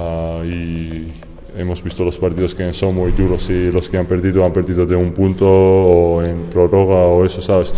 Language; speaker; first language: Spanish; non-native, fluent; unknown